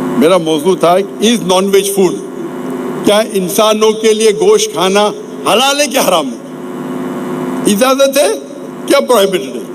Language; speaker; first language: Urdu; non-native, local second language; Konkani